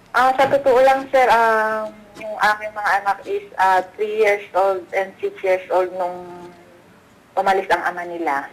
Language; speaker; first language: Filipino; native; Filipino